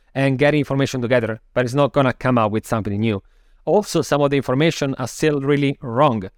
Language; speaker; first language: English; non-native, fluent; Italian